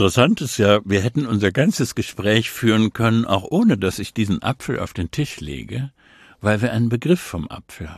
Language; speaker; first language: German; native; German